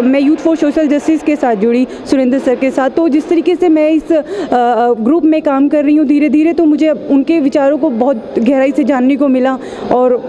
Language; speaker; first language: Hindi; native; Hindi